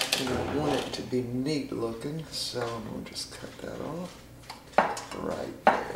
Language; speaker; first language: English; native; English